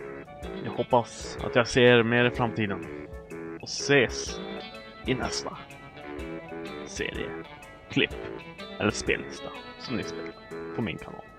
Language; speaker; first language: Swedish; native; Swedish